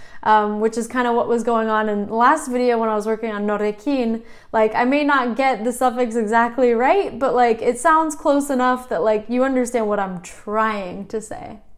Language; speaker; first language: English; native; English